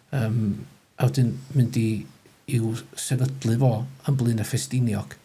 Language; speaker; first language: Welsh; native; Welsh